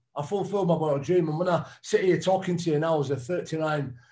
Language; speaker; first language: English; native; English